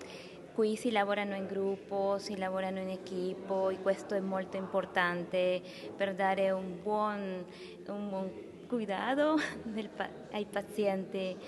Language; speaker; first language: Italian; non-native, learner; Spanish